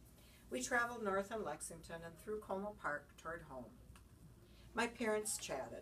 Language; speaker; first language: English; native; English